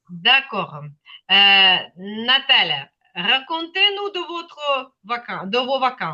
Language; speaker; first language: French; non-native, fluent; Ukrainian